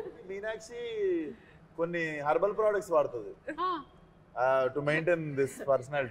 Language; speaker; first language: Telugu; native; Telugu